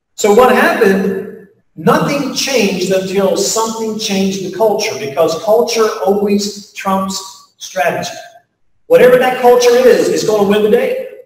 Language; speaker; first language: English; native; English